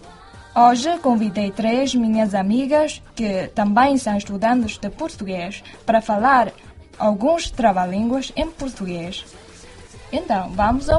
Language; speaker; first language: Portuguese; non-native, fluent; Chinese